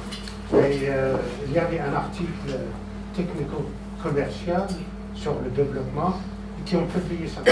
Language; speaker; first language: French; non-native, fluent; Arabic